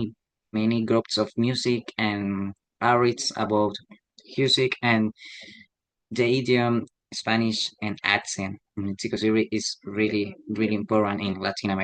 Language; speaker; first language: English; non-native, learner; Spanish